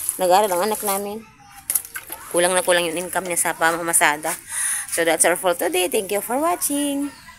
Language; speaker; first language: Filipino; non-native, local second language; Cebuano